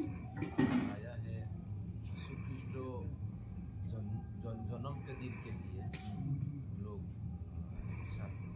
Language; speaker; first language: Hindi; non-native, local second language; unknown